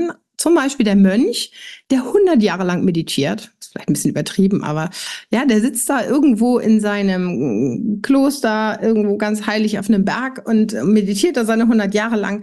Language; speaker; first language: German; native; German